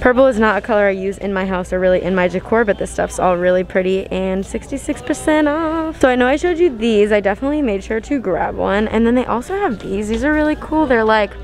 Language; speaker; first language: English; native; English